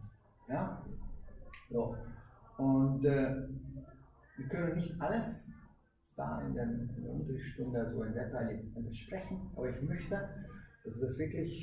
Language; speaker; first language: German; non-native, fluent; Hungarian